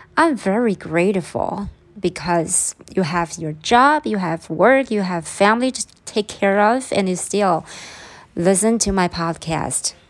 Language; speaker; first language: English; non-native, fluent; Chinese